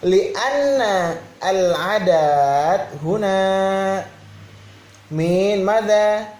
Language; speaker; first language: Arabic; non-native, fluent; Indonesian